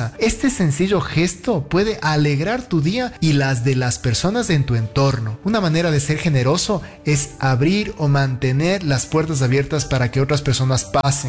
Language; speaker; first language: Spanish; native; Spanish